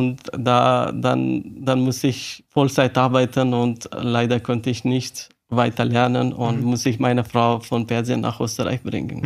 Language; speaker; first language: German; non-native, learner; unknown